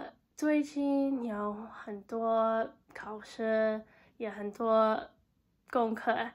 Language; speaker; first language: Chinese; non-native, learner; English